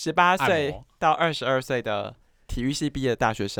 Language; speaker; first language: Chinese; native; Chinese